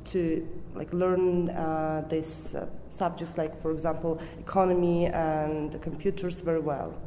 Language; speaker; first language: English; non-native, fluent; Georgian